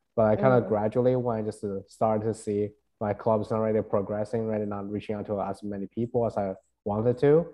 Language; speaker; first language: English; non-native, fluent; Chinese